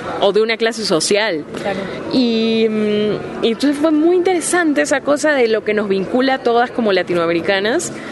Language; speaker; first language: Spanish; native; Spanish